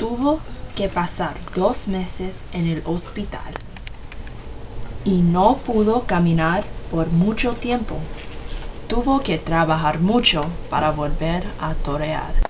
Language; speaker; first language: Spanish; non-native, learner; English